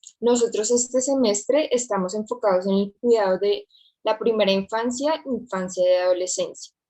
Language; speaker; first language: Spanish; native; Spanish